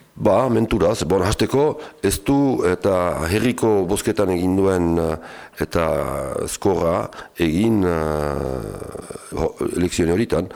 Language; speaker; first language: Basque; native; Basque